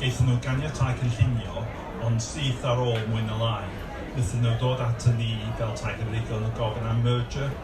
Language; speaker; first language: Welsh; non-native, local second language; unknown